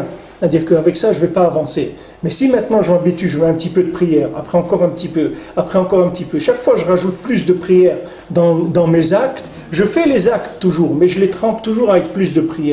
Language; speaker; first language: French; native; French